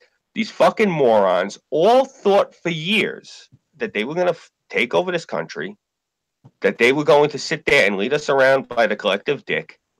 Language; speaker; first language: English; native; English